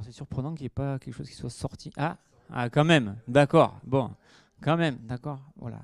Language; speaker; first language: French; native; French